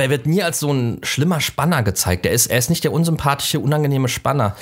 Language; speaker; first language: German; native; German